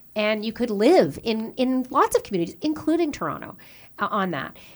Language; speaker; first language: English; native; English